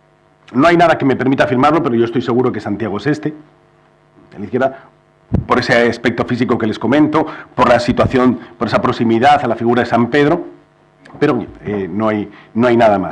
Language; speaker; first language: Spanish; native; Spanish